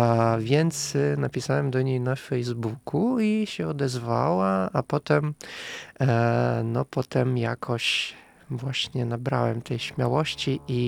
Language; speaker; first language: Polish; non-native, fluent; Russian